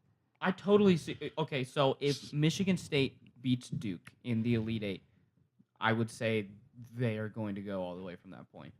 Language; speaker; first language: English; native; English